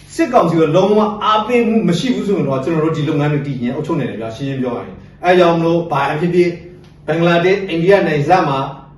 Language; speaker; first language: Burmese; non-native, local second language; S'gaw Karen